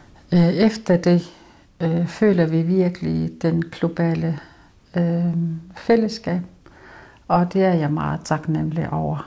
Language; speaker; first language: Danish; non-native, local second language; Kalaallisut